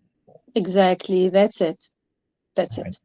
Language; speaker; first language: English; non-native, learner; Arabic